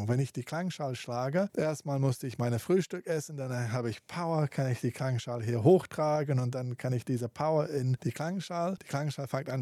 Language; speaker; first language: German; non-native, fluent; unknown